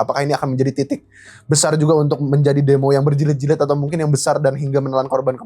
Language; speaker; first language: Indonesian; native; Indonesian